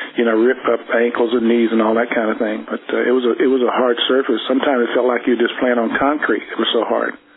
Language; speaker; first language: English; native; English